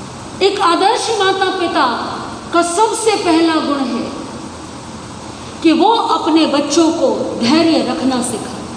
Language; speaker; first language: Hindi; native; Hindi